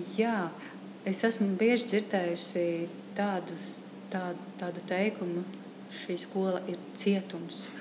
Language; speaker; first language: Latvian; native; Latvian